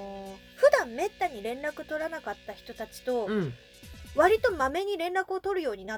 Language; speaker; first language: Japanese; native; Japanese